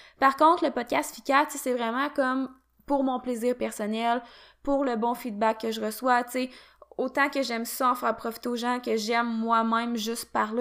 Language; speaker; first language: French; native; French